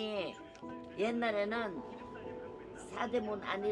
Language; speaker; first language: Korean; native; Korean